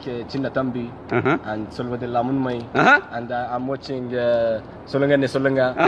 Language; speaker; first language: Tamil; non-native, learner; Arabic